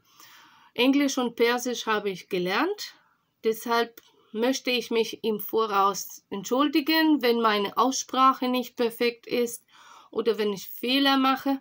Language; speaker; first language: German; non-native, fluent; Russian